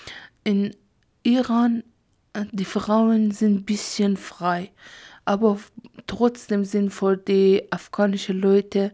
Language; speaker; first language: German; non-native, learner; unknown